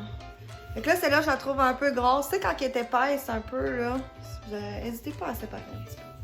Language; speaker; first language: French; native; French